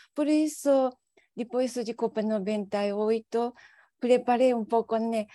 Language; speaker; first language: Portuguese; non-native, learner; Japanese